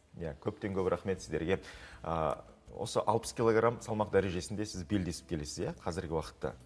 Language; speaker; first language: Kazakh; native; Kazakh